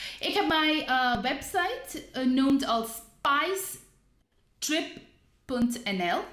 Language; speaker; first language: Dutch; non-native, learner; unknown